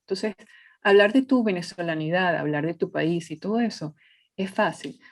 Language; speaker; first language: Spanish; native; Spanish